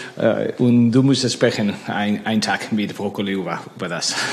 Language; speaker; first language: German; non-native, learner; Spanish